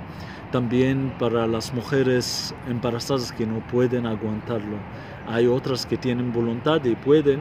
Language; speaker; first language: Spanish; non-native, fluent; Arabic